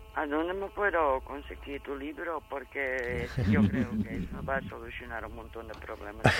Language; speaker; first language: Spanish; non-native, learner; Dutch